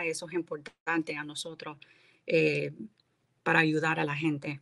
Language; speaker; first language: Spanish; early bilingual, heritage; English